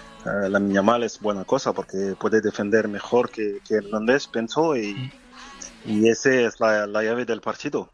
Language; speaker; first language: Spanish; non-native, fluent; French